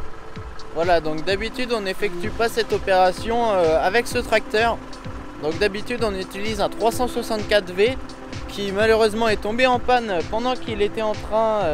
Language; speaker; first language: French; native; French